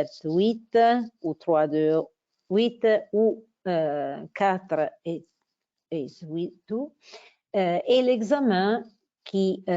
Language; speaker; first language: French; non-native, fluent; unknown